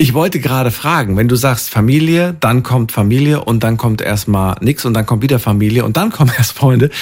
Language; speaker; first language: German; native; German